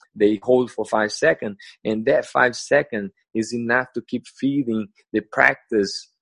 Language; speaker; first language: English; non-native, learner; Portuguese